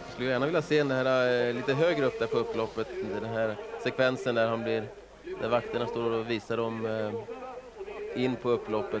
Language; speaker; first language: Swedish; native; Swedish